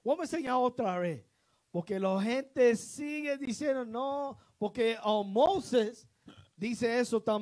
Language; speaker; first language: Spanish; non-native, learner; English